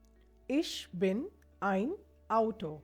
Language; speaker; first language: German; non-native, fluent; Hindi